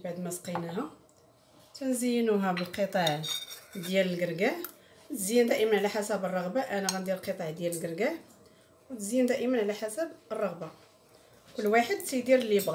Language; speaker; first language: Arabic; native; Arabic